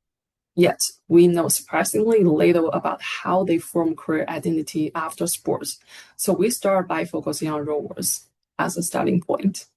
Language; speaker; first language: English; non-native, fluent; Chinese